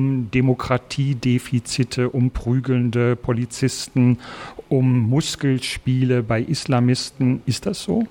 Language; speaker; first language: German; native; German